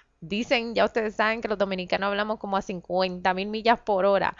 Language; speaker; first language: Spanish; early bilingual, heritage; Spanish